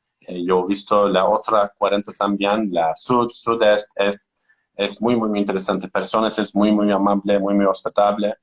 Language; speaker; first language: Spanish; non-native, learner; Turkish